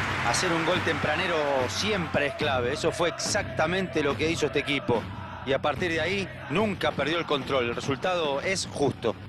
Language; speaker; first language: Spanish; native; Spanish